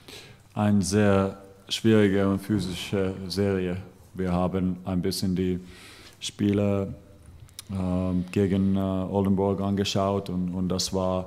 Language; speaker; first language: German; non-native, fluent; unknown